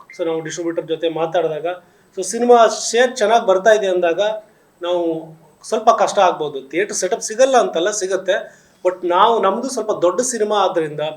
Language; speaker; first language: Kannada; native; Kannada